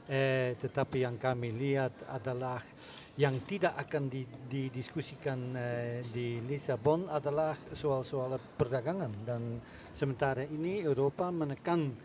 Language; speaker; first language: Indonesian; non-native, fluent; Dutch